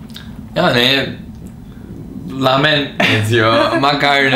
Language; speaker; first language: Turkish; non-native, fluent; Portuguese